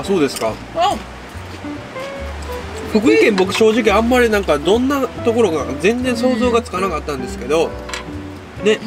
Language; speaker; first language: Japanese; native; Japanese